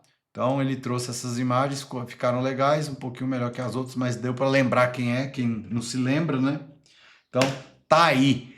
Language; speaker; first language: Portuguese; native; Portuguese